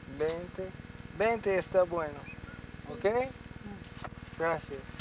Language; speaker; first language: Spanish; non-native, learner; English